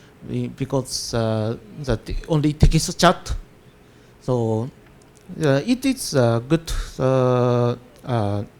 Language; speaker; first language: English; non-native, learner; Japanese